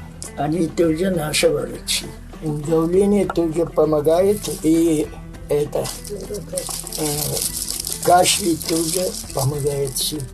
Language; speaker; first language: Russian; non-native, local second language; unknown